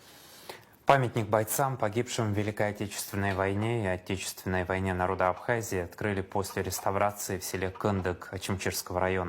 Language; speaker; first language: Russian; native; Russian